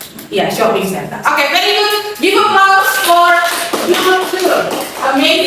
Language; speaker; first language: English; non-native, fluent; Indonesian